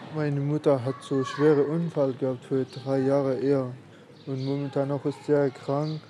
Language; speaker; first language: German; non-native, fluent; Persian